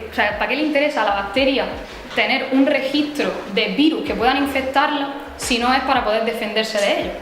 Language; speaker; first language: Spanish; native; Spanish